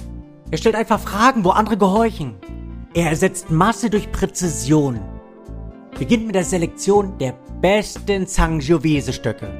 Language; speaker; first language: German; native; German